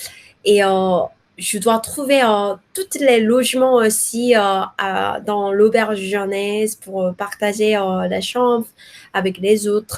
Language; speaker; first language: French; non-native, learner; Korean